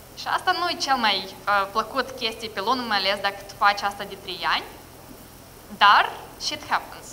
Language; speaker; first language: Romanian; non-native, local second language; Russian